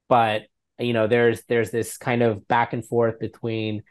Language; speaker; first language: English; native; English